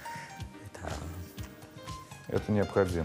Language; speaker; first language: Russian; native; Russian